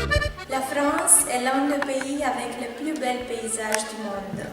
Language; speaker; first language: French; non-native, learner; Romanian